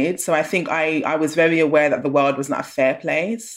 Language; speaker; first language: English; native; English